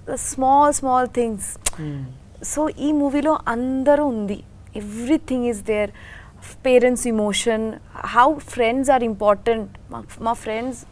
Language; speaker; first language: Telugu; non-native, learner; Bangla